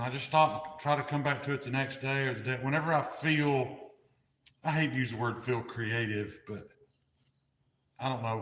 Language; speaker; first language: English; native; English